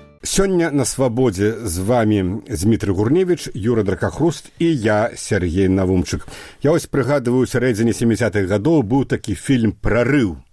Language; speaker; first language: Belarusian; native; Belarusian